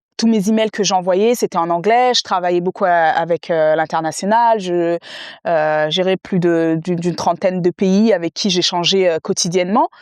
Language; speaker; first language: French; early bilingual, other home language; Wolof